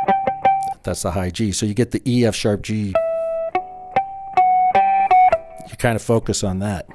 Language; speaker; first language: English; native; English